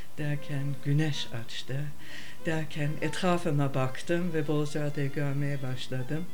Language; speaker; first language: Turkish; non-native, fluent; German